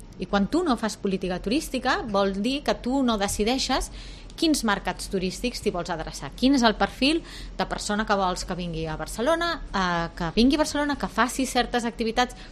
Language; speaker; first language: Catalan; non-native, local second language; Spanish